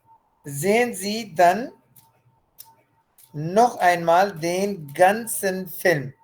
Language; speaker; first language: German; non-native, fluent; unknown